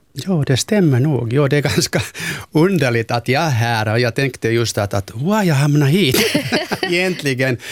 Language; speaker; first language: Swedish; non-native, local second language; Finnish